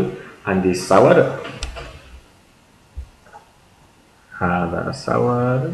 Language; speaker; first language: Arabic; non-native, learner; English